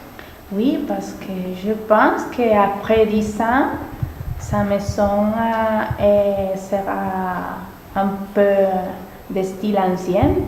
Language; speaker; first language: French; non-native, learner; Spanish